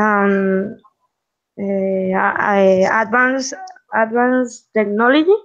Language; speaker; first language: English; non-native, learner; Spanish